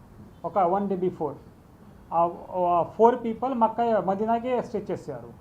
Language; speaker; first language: Telugu; non-native, local second language; Hindi